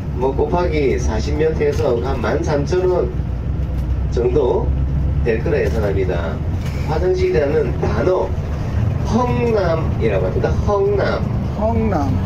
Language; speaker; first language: Korean; native; Korean